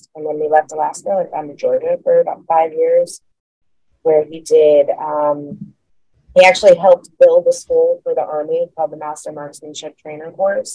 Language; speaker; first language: English; native; English